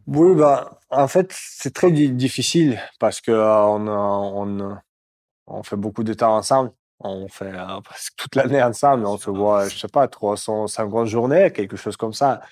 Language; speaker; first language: French; non-native, fluent; Russian